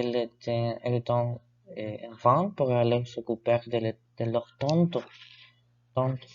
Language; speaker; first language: French; non-native, learner; Spanish